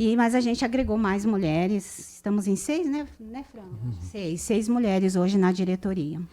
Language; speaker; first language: Portuguese; early bilingual, other home language; Japanese